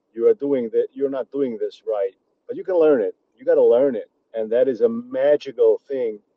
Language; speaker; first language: English; early bilingual, other home language; Czech